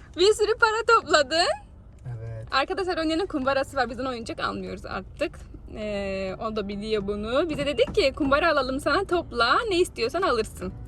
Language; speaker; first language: Turkish; native; Turkish